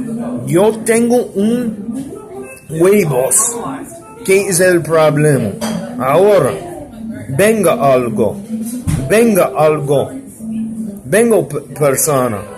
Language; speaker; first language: Spanish; non-native, learner; English